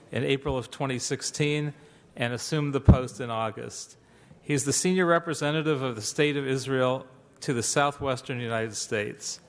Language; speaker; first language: English; native; English